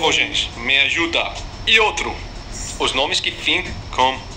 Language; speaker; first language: Portuguese; non-native, learner; English